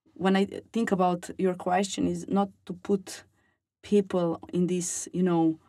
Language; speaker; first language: English; non-native, fluent; Serbian